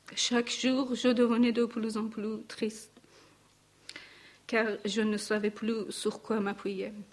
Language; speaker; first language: French; non-native, learner; Persian